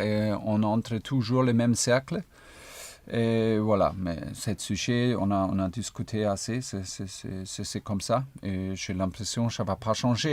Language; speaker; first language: French; non-native, fluent; German